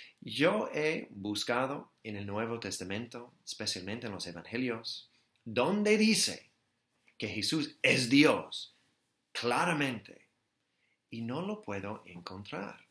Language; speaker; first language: Spanish; non-native, fluent; English